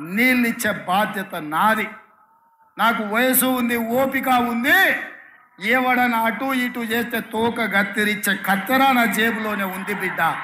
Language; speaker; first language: Telugu; native; Telugu